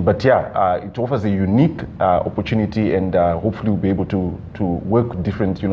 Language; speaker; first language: English; non-native, local second language; Shona